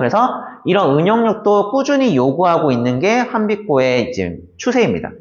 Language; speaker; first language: Korean; native; Korean